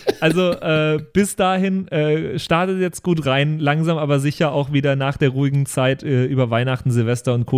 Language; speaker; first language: German; native; German